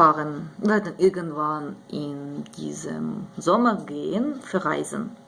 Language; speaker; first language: German; non-native, learner; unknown